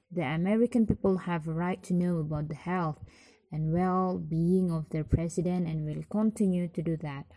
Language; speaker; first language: English; non-native, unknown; Indonesian